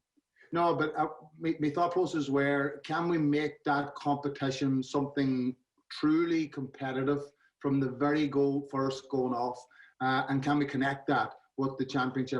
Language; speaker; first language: English; native; English